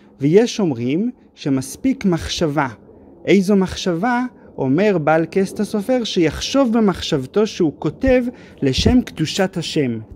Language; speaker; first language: Hebrew; native; Hebrew